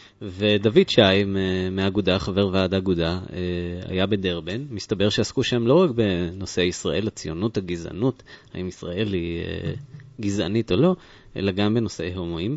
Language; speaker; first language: Hebrew; native; Hebrew